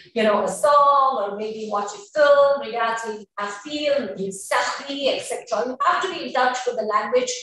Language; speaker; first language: English; non-native, local second language; Hindi